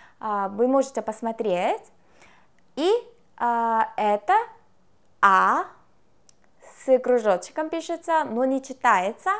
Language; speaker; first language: Russian; non-native, fluent; Korean